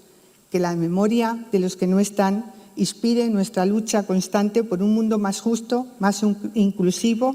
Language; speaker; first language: Spanish; native; Spanish